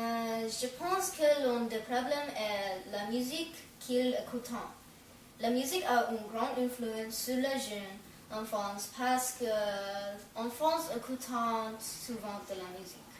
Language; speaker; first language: French; non-native, learner; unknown